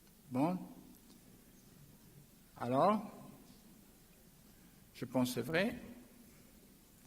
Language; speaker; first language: French; non-native, learner; German